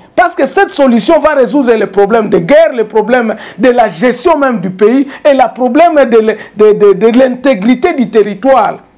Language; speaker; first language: French; non-native, local second language; Swahili